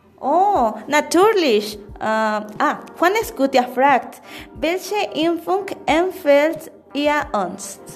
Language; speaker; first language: German; non-native, learner; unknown